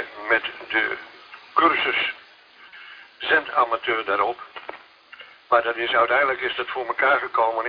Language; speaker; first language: Dutch; native; Dutch